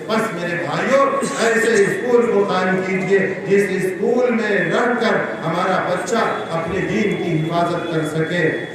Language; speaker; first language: Urdu; native; Urdu